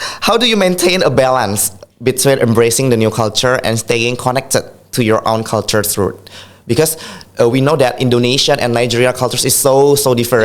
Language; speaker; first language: English; non-native, fluent; Indonesian